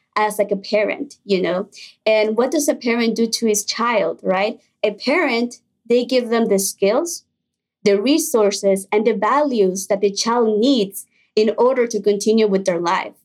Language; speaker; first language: English; early bilingual, other home language; Spanish